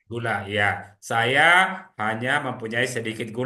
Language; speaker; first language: Indonesian; native; Indonesian